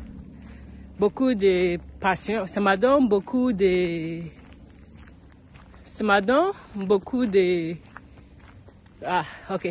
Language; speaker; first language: French; non-native, learner; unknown